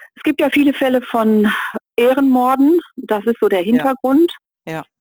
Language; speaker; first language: German; native; German